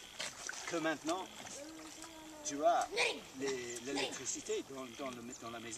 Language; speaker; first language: French; non-native, learner; English